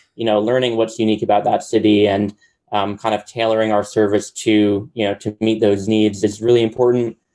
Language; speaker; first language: English; native; English